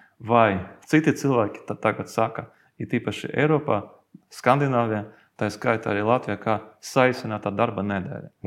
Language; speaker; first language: Latvian; non-native, local second language; Russian